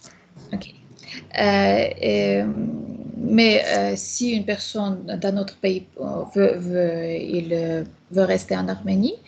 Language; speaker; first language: French; non-native, fluent; Armenian